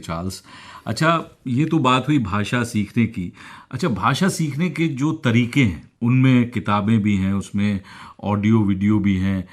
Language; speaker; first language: Hindi; native; Hindi